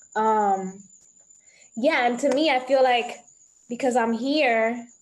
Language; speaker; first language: English; early bilingual, other home language; Spanish